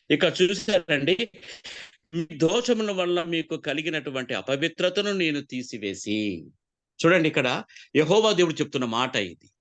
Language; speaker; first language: Telugu; non-native, local second language; Koya